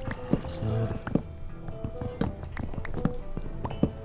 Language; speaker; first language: German; native; German